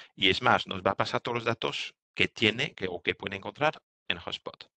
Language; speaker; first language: Spanish; non-native, fluent; French